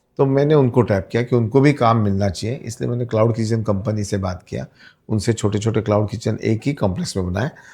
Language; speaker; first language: Hindi; non-native, local second language; Marathi